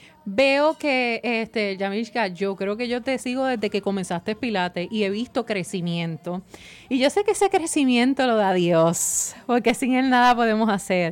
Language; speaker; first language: Spanish; native; Spanish